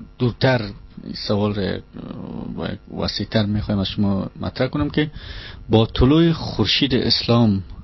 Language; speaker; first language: Persian; native; Persian